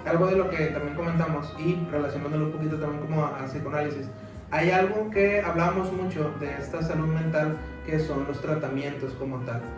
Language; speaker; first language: Spanish; native; Spanish